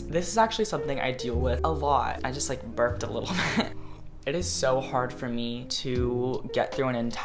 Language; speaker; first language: English; native; English